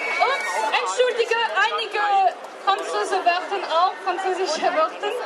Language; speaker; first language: German; non-native, learner; French